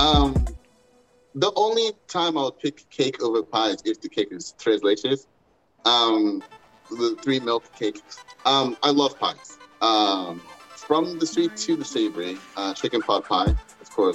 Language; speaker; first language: English; non-native, local second language; Yoruba